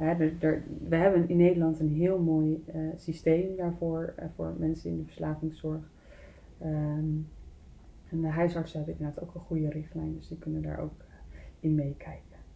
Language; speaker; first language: Dutch; native; Dutch